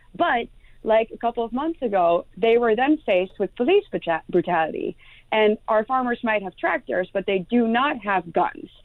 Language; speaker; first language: English; non-native, fluent; Dutch